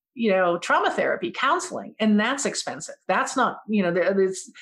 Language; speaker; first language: English; native; English